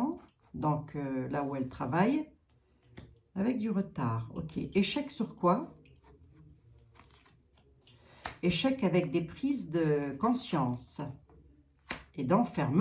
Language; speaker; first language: French; native; French